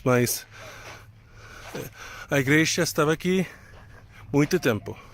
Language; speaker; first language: Portuguese; non-native, learner; English